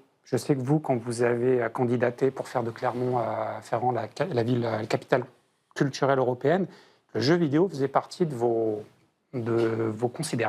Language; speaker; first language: French; native; French